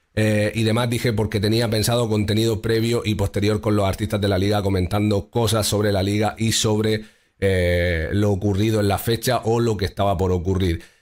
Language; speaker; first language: Spanish; native; Spanish